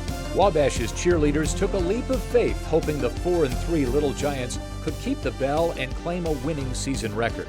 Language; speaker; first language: English; native; English